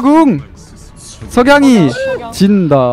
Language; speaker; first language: Korean; native; Korean